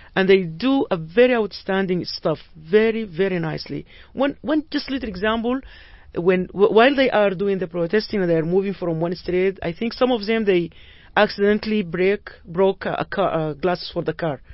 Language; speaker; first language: English; non-native, fluent; Arabic